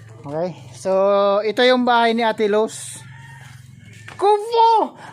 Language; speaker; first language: Filipino; native; Filipino